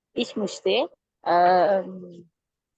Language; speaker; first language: German; non-native, learner; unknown